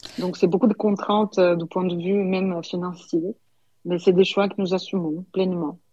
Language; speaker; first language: French; non-native, fluent; Portuguese